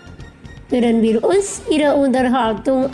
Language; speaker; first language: German; non-native, fluent; Indonesian